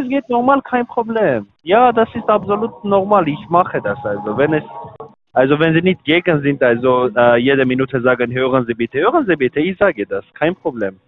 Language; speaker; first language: German; non-native, learner; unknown